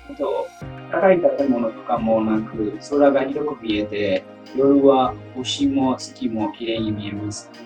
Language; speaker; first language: Japanese; non-native, fluent; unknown